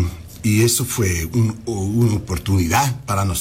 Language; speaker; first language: Spanish; non-native, fluent; English